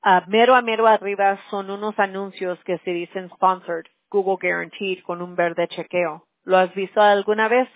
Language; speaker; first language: Spanish; early bilingual, heritage; Spanish